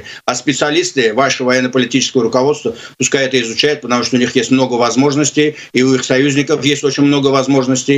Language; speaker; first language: Russian; non-native, local second language; Azerbaijani